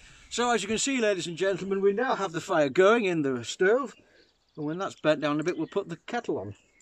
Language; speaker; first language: English; native; English